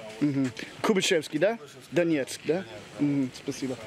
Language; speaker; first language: Russian; non-native, learner; English